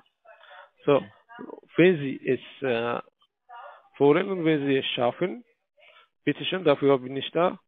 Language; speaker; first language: German; non-native, fluent; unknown